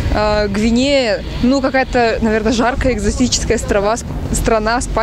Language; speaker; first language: Russian; native; Russian